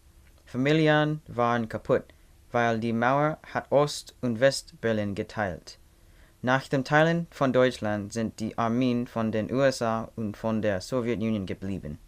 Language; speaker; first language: German; non-native, learner; English